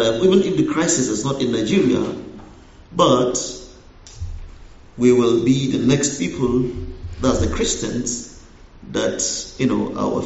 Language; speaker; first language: English; non-native, local second language; Hausa